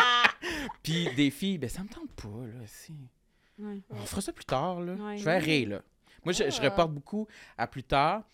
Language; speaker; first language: French; native; French